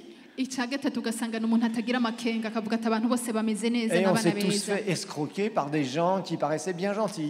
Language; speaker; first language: French; native; French